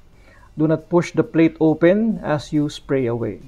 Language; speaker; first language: English; non-native, local second language; Filipino